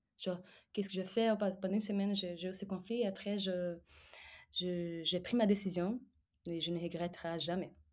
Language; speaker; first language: French; non-native, fluent; Portuguese